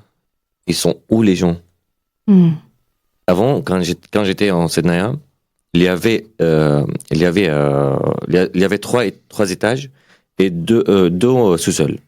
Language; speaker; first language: French; non-native, learner; Arabic